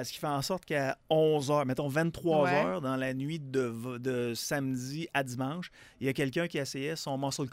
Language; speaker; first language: French; native; French